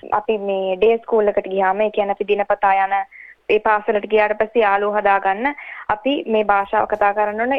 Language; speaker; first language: Sinhala; early bilingual, heritage; Sinhala